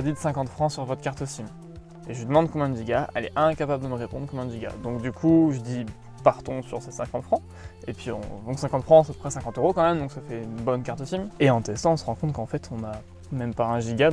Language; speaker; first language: French; native; French